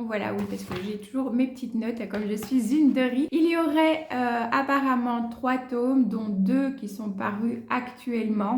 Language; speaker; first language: French; native; French